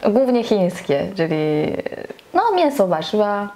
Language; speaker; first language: Polish; non-native, learner; Chinese